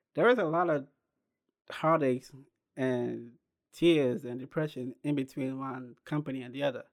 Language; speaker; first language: English; non-native, local second language; Akan